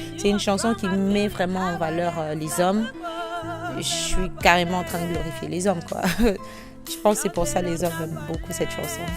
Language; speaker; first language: French; non-native, local second language; Lingala